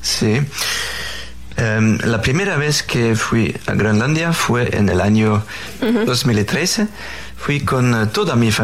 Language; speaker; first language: Spanish; non-native, learner; Faroese